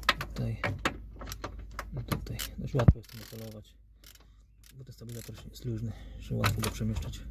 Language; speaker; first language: Polish; native; Polish